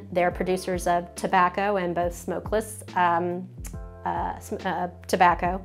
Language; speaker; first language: English; native; English